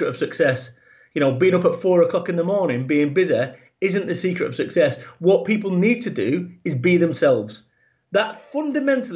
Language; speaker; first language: English; native; English